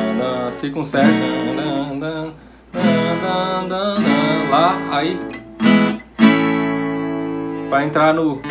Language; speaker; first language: Portuguese; native; Portuguese